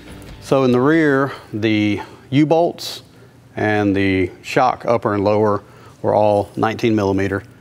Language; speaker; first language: English; native; English